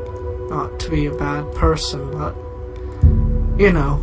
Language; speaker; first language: English; native; English